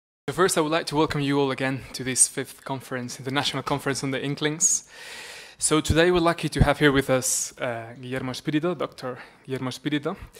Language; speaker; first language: English; non-native, fluent; Spanish